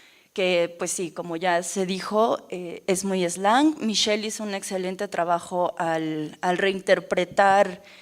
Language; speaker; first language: Spanish; native; Spanish